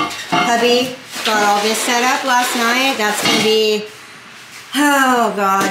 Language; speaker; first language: English; native; English